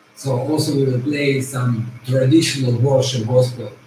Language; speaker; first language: English; non-native, fluent; Russian